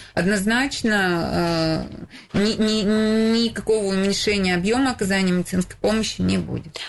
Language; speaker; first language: Russian; native; Russian